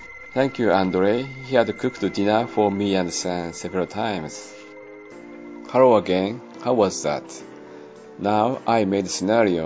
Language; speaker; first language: English; non-native, learner; Japanese